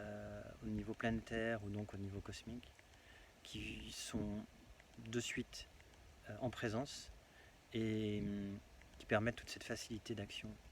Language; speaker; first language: French; native; French